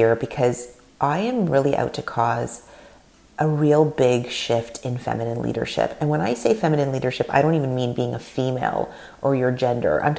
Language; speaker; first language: English; non-native, fluent; Russian